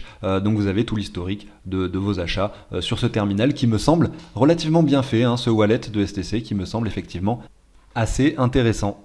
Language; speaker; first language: French; native; French